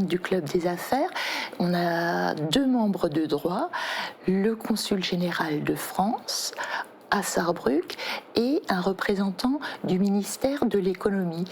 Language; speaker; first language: French; native; French